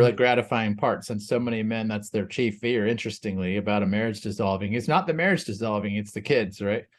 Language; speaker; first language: English; native; English